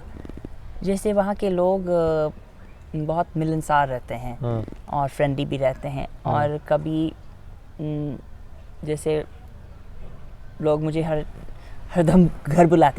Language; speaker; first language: Hindi; non-native, fluent; English